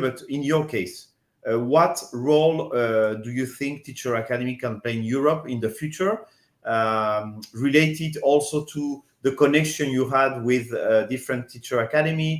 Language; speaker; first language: English; non-native, fluent; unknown